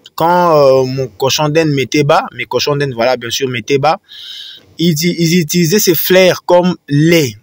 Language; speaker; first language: French; non-native, local second language; Swahili